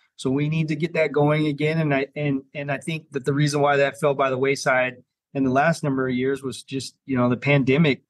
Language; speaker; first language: English; native; English